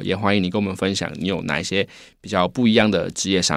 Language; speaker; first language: Chinese; native; Chinese